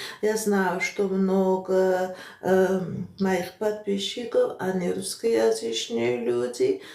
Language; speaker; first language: Russian; non-native, fluent; Armenian